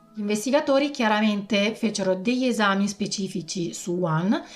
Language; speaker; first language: Italian; native; Italian